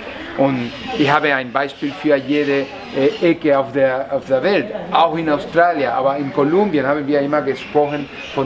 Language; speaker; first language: German; non-native, learner; Spanish